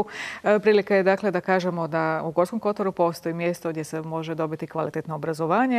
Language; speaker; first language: Croatian; native; Croatian